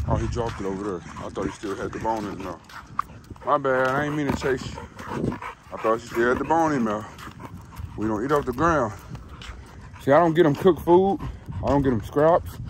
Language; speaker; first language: English; native; English